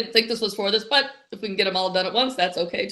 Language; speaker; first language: English; native; English